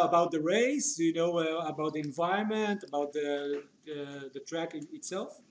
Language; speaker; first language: English; non-native, fluent; Hebrew